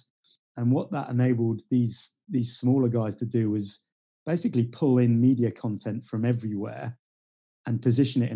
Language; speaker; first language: English; native; English